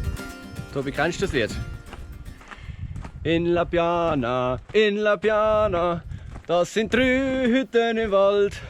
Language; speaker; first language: German; native; German